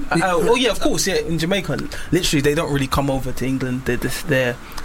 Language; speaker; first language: English; native; English